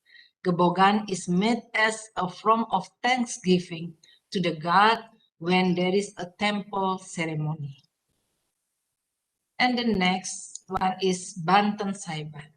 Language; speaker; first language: English; non-native, fluent; Indonesian